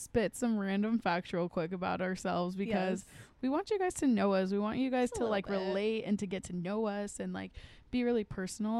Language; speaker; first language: English; native; English